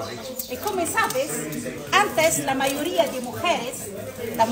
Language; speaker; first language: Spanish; non-native, learner; Arabic